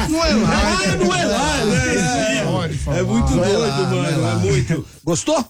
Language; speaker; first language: Portuguese; native; Portuguese